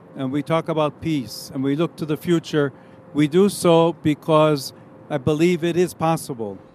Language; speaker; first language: English; native; English